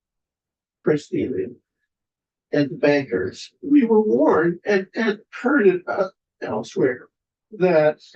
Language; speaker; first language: English; native; English